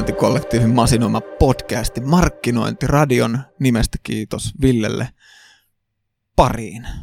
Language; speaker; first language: Finnish; native; Finnish